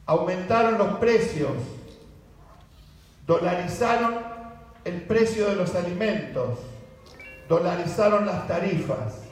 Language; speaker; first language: Spanish; native; Spanish